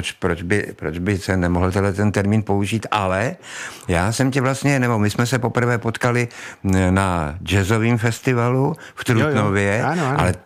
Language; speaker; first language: Czech; native; Czech